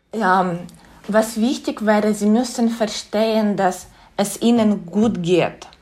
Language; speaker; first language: German; non-native, fluent; Ukrainian